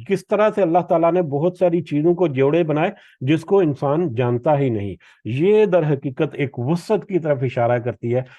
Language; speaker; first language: Urdu; native; Urdu